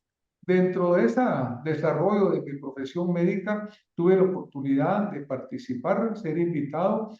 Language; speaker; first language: Spanish; native; Spanish